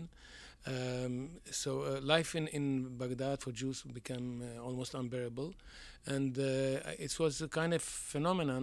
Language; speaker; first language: English; non-native, fluent; Arabic